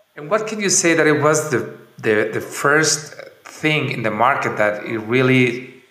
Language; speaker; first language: English; non-native, fluent; Spanish